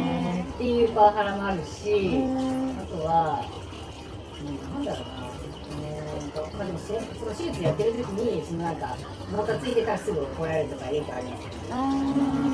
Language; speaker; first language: Japanese; native; Japanese